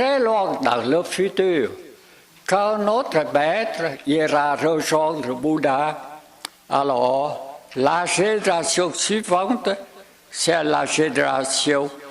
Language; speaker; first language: French; non-native, fluent; Vietnamese